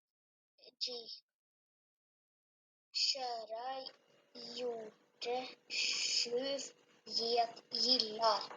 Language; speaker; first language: Swedish; non-native, learner; Urdu